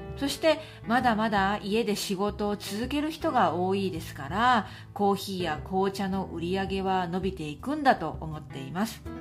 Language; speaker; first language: Japanese; native; Japanese